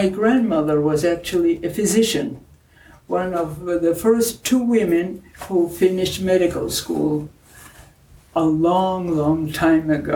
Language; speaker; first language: English; non-native, fluent; Spanish